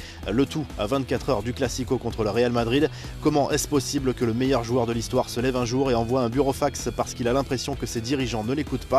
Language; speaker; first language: French; native; French